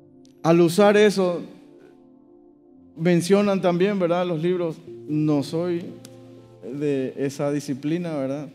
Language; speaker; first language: Spanish; native; Spanish